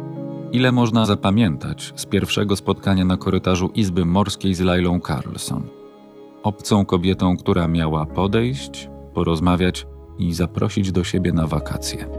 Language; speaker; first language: Polish; native; Polish